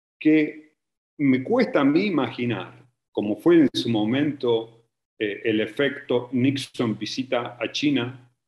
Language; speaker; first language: Spanish; native; Spanish